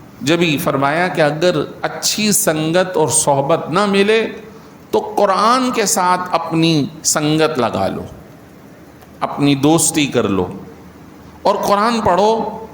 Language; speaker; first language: Urdu; native; Urdu